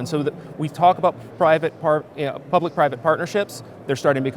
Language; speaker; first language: English; native; English